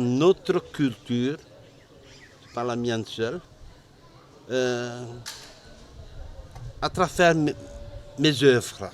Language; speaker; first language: French; non-native, learner; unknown